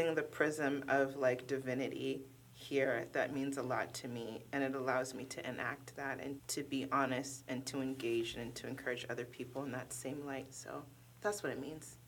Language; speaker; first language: English; early bilingual, other home language; Krio